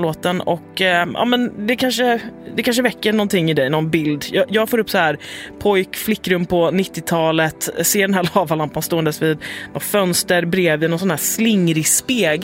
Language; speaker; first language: Swedish; native; Swedish